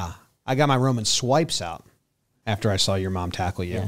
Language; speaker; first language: English; native; English